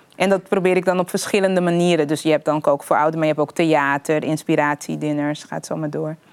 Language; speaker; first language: Dutch; early bilingual, other home language; Papiamento